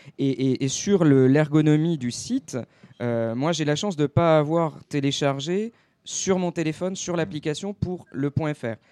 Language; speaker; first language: French; native; French